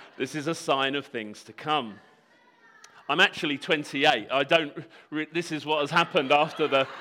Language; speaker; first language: English; native; English